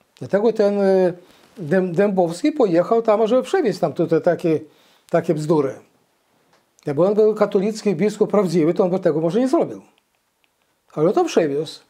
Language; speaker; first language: Polish; early bilingual, heritage; Polish